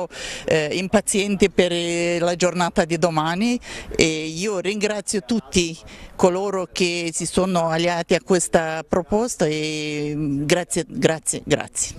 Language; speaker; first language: Italian; non-native, fluent; Ukrainian